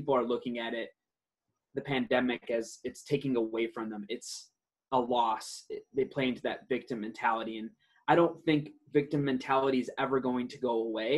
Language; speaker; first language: English; early bilingual, other home language; Aramaic